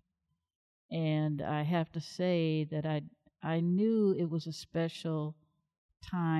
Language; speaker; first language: English; native; English